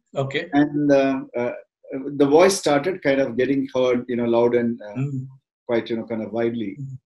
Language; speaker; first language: English; non-native, local second language; Tamil